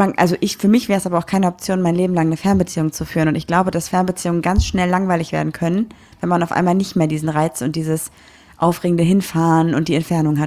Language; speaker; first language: German; native; German